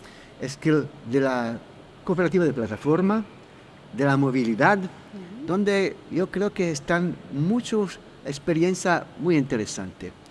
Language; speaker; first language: Spanish; non-native, fluent; Italian